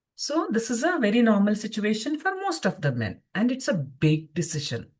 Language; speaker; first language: English; non-native, local second language; Kannada